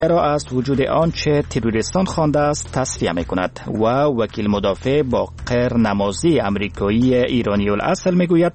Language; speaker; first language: Persian; native; Persian